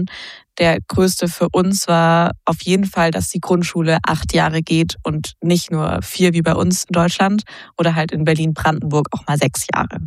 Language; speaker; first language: German; native; German